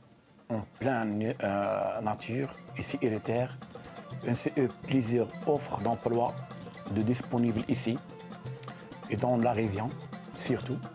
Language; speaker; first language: French; non-native, learner; Arabic